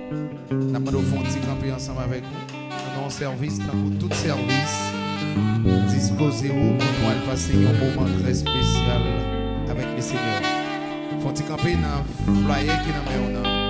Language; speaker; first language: French; non-native, learner; Haitian Creole